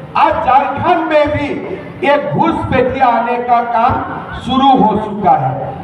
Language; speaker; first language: Hindi; non-native, local second language; Assamese